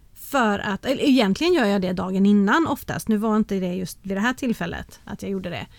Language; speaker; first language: Swedish; native; Swedish